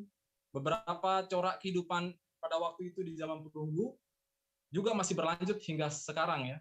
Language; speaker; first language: Indonesian; native; Indonesian